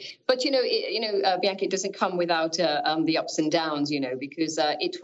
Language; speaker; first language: English; native; English